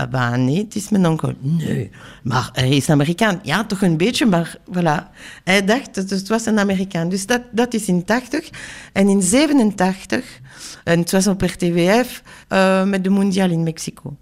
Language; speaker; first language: Dutch; non-native, local second language; French